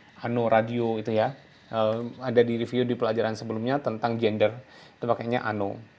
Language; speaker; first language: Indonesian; native; Indonesian